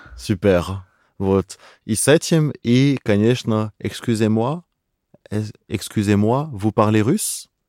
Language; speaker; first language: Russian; non-native, fluent; French